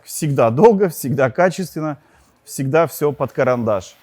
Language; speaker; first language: Russian; native; Russian